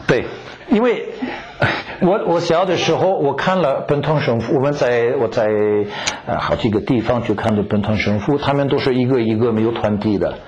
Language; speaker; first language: Chinese; non-native, fluent; French